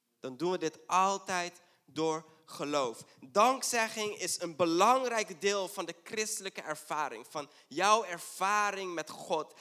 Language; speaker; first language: Dutch; non-native, fluent; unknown